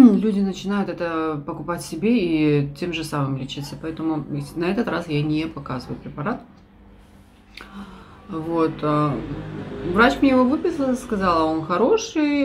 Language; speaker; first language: Russian; native; Russian